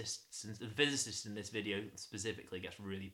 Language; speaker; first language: English; native; English